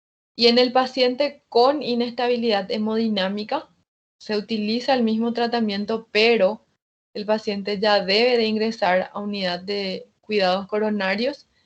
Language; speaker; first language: Spanish; native; Spanish